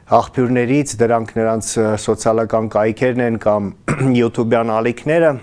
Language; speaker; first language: Armenian; native; Armenian